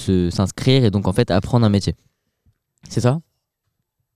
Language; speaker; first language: French; native; French